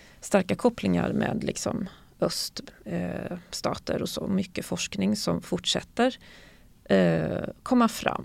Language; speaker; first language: Swedish; native; Swedish